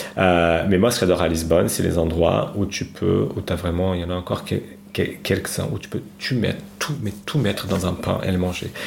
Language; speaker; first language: French; non-native, fluent; Portuguese